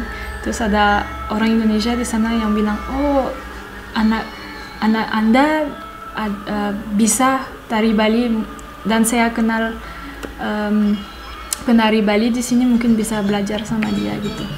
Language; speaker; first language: Indonesian; non-native, fluent; French